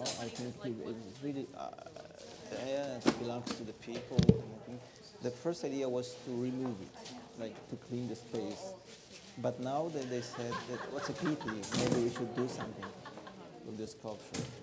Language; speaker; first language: English; non-native, fluent; Polish